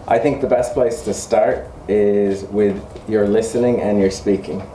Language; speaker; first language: English; native; English